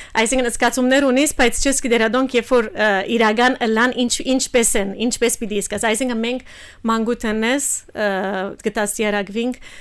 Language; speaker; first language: Armenian; early bilingual, heritage; Armenian